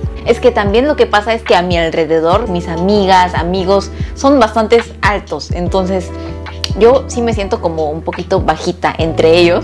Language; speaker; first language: Spanish; early bilingual, other home language; Korean